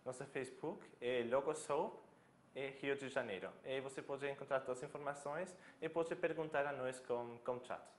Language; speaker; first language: Portuguese; non-native, fluent; German